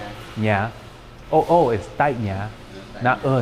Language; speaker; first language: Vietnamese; non-native, learner; English